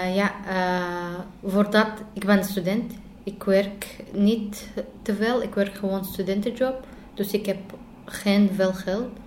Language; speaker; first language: Dutch; non-native, learner; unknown